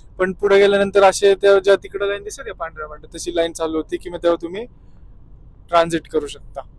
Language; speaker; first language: Marathi; native; Marathi